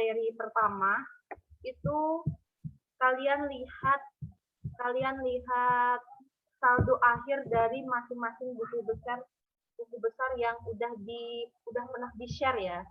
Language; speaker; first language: Indonesian; native; Indonesian